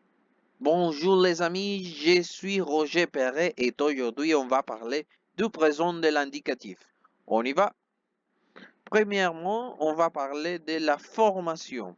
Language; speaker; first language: French; non-native, fluent; Spanish